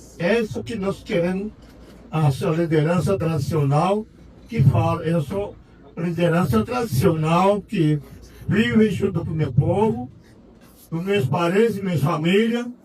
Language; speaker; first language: Portuguese; non-native, local second language; Yanomámi